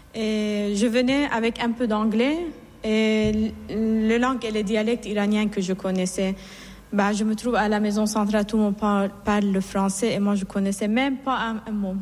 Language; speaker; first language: French; non-native, fluent; Persian